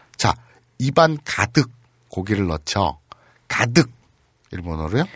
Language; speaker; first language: Korean; native; Korean